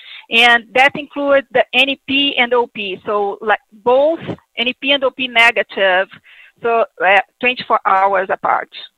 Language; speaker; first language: English; non-native, fluent; Portuguese